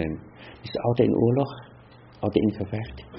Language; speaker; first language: Dutch; non-native, fluent; Vietnamese